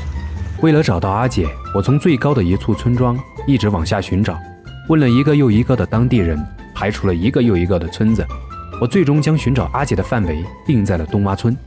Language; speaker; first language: Chinese; native; Chinese